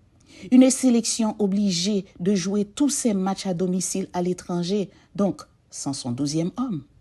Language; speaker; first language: French; non-native, local second language; Haitian Creole